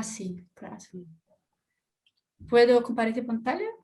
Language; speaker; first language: Spanish; non-native, learner; Portuguese